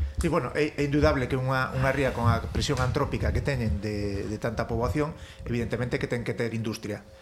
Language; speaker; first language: Galician; native; Galician